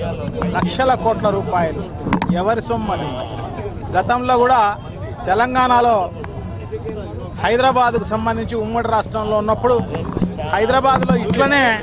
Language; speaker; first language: Telugu; native; Telugu